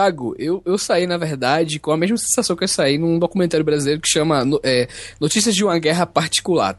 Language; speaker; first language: Portuguese; native; Portuguese